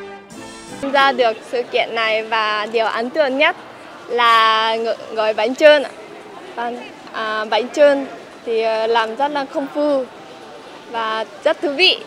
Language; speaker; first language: Vietnamese; non-native, learner; Japanese